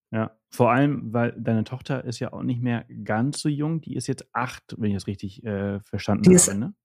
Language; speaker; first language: German; early bilingual, heritage; German